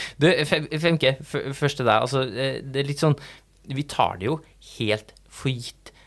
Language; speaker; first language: Norwegian; native; Norwegian